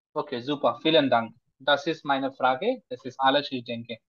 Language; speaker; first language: German; non-native, fluent; Bangla